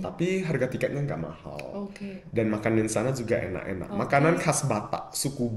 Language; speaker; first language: Indonesian; native; Indonesian